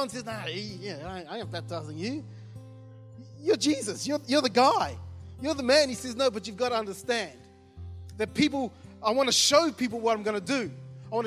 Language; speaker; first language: English; native; English